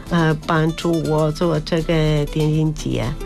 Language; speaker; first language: Chinese; non-native, learner; Spanish